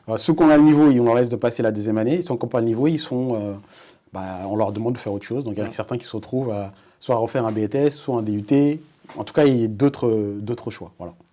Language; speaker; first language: French; early bilingual, other home language; Wolof